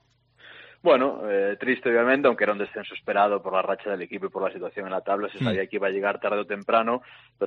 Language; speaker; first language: Spanish; native; Spanish